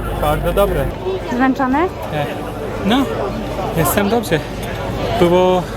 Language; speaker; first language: Polish; non-native, learner; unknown